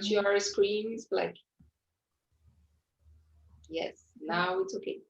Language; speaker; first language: English; non-native, fluent; Portuguese